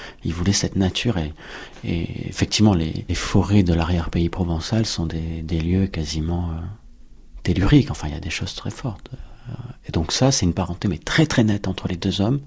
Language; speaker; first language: French; native; French